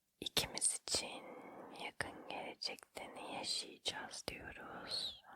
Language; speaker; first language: Turkish; native; Turkish